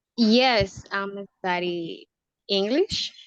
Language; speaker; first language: English; non-native, learner; Spanish